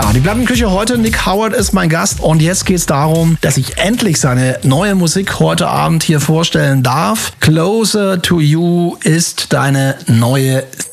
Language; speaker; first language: German; native; German